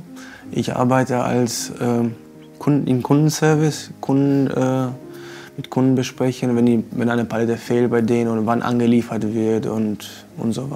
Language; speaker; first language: German; non-native, fluent; Albanian